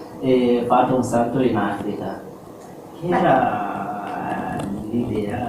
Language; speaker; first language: Italian; non-native, learner; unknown